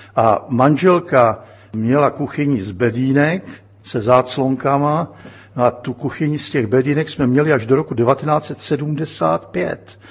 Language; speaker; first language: Czech; native; Czech